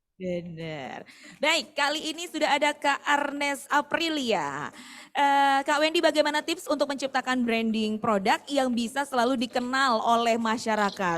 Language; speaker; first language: Indonesian; native; Indonesian